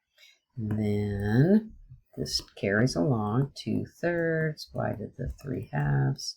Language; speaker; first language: English; native; English